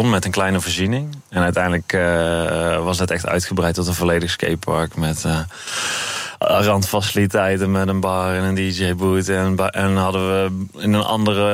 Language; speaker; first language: Dutch; native; Dutch